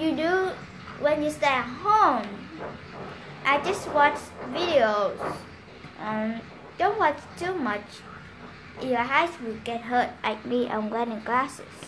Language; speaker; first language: English; non-native, learner; Vietnamese